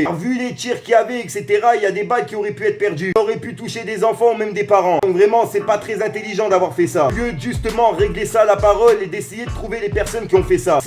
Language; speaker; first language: French; native; French